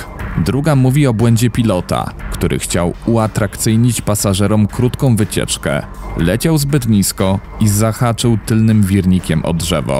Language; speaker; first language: Polish; native; Polish